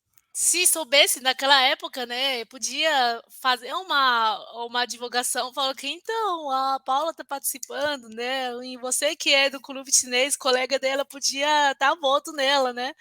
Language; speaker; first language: Portuguese; non-native, fluent; Chinese